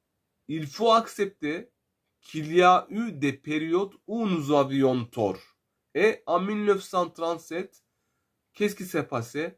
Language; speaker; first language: French; non-native, fluent; Turkish